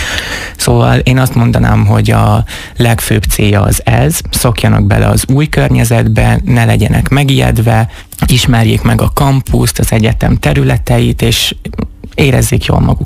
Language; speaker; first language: Hungarian; native; Hungarian